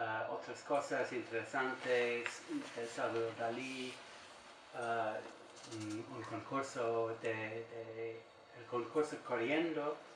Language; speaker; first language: Spanish; non-native, learner; English